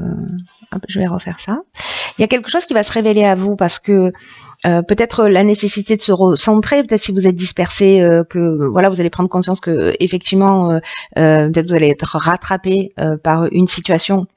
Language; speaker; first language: French; native; French